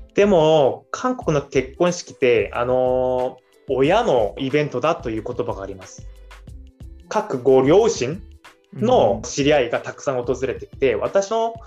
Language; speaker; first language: Japanese; non-native, fluent; Korean